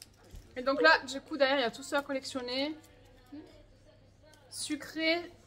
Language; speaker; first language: French; native; French